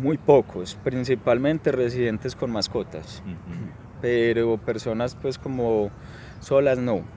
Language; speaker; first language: Spanish; native; Spanish